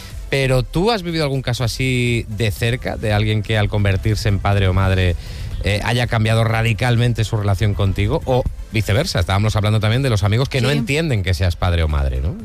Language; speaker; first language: Spanish; native; Spanish